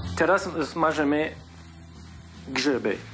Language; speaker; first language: Polish; non-native, learner; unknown